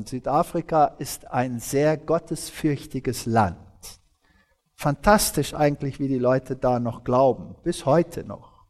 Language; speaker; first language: German; early bilingual, heritage; German